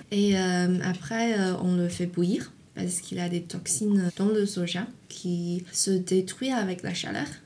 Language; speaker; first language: French; non-native, fluent; Chinese